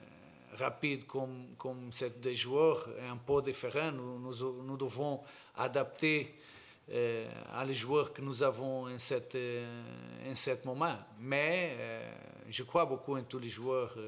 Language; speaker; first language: French; non-native, learner; Portuguese